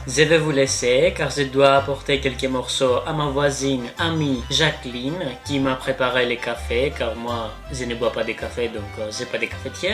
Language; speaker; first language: French; non-native, fluent; Greek